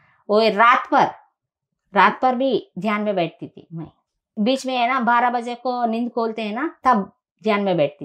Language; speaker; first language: Hindi; non-native, local second language; Telugu